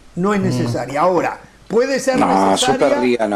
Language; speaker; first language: Spanish; native; Spanish